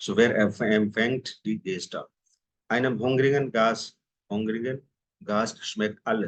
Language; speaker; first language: German; non-native, fluent; Hindi